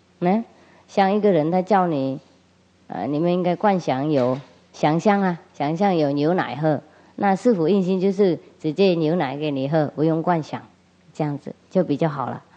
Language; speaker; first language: Chinese; non-native, fluent; Vietnamese